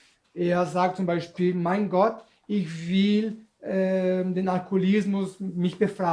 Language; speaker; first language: German; non-native, learner; Portuguese